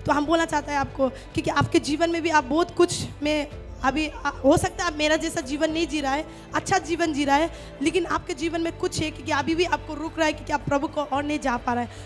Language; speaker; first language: Hindi; non-native, local second language; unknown